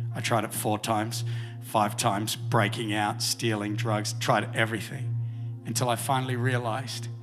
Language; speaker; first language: English; native; English